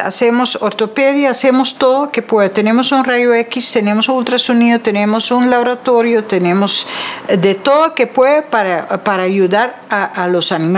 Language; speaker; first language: Spanish; non-native, fluent; Dutch